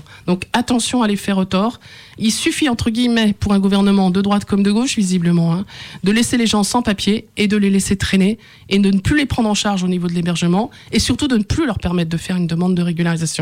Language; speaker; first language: French; native; French